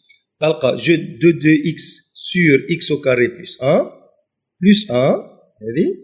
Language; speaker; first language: French; non-native, local second language; Arabic